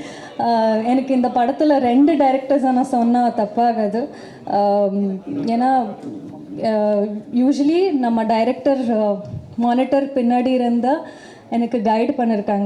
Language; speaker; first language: Tamil; non-native, learner; Kannada